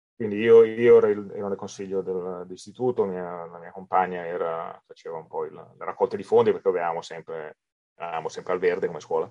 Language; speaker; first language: Italian; native; Italian